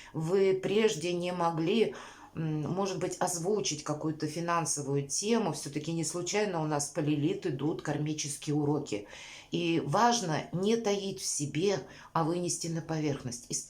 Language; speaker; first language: Russian; native; Russian